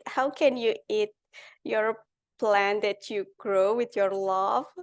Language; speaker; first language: English; non-native, learner; Indonesian